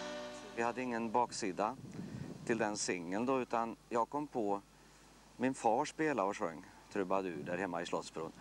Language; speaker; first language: Swedish; native; Swedish